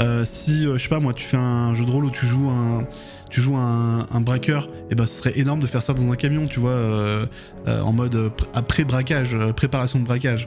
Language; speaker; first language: French; native; French